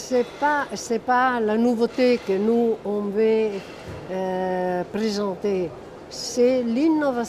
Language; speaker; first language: French; non-native, fluent; Italian